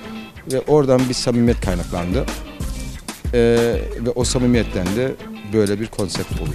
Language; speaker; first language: Turkish; early bilingual, heritage; Turkish